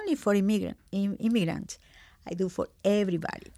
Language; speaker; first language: English; non-native, learner; Spanish